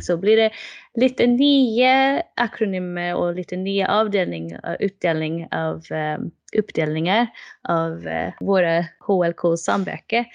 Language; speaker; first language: Swedish; non-native, fluent; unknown